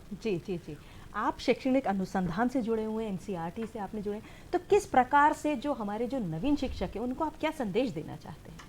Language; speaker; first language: Hindi; native; Hindi